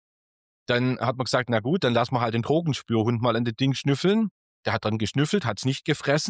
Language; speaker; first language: German; native; German